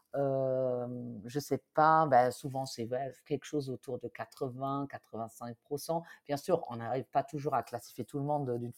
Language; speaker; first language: French; non-native, fluent; German